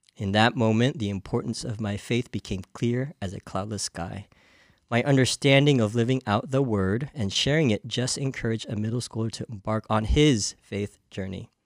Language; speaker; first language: English; native; English